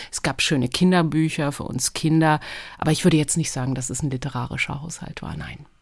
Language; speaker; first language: German; early bilingual, other home language; Hebrew